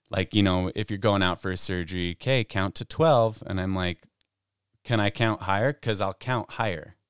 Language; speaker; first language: English; native; English